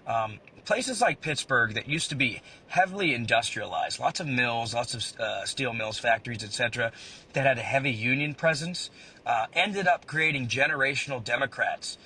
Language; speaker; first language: English; native; English